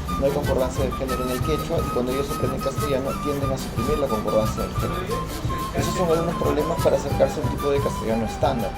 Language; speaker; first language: Spanish; native; Spanish